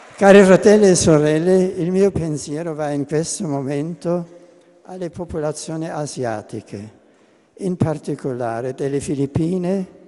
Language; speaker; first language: Italian; non-native, fluent; German